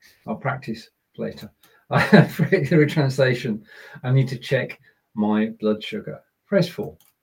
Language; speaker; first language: English; native; English